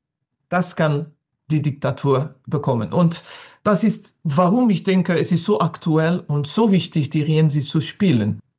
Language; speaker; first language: German; non-native, fluent; French